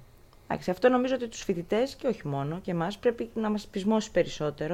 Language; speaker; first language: Greek; native; Greek